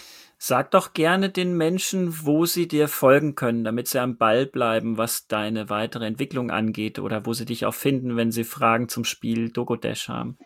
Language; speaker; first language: German; native; German